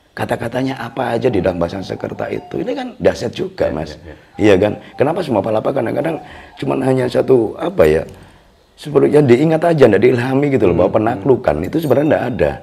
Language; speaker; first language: Indonesian; native; Indonesian